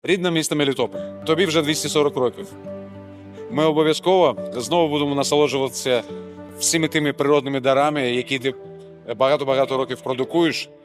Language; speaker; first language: Ukrainian; native; Ukrainian